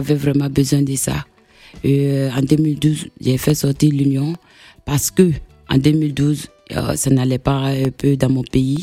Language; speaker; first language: French; non-native, local second language; Mandingo